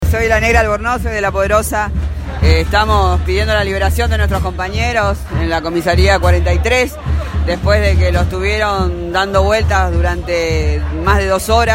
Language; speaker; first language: Spanish; native; Spanish